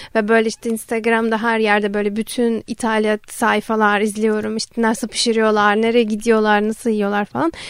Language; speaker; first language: Turkish; non-native, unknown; Ukrainian